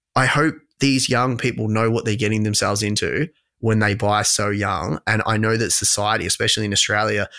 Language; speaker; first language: English; native; English